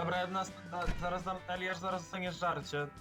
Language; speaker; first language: Polish; native; Polish